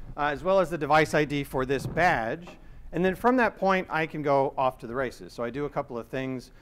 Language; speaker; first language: English; native; English